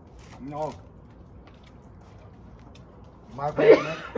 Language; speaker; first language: English; non-native, learner; Vietnamese